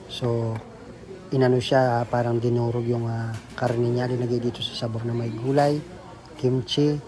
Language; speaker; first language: Filipino; native; Filipino